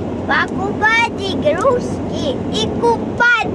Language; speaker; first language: Russian; early bilingual, heritage; Russian